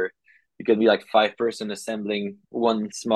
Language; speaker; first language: English; non-native, fluent; French